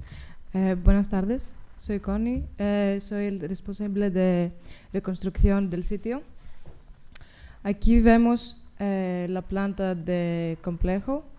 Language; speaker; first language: Spanish; non-native, learner; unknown